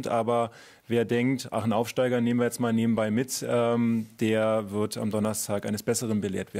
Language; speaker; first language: German; native; German